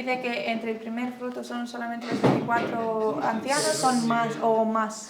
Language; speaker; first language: Spanish; non-native, fluent; Romanian